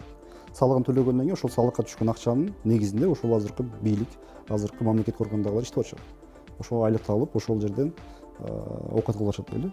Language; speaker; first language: Kyrgyz; native; Kyrgyz